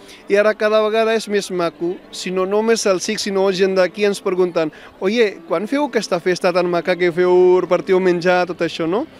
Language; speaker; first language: Catalan; non-native, fluent; Punjabi